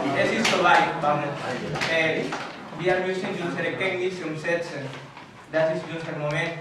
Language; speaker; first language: German; non-native, learner; Spanish